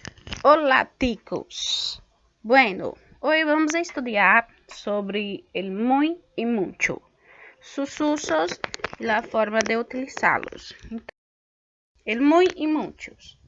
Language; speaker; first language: Spanish; non-native, local second language; Portuguese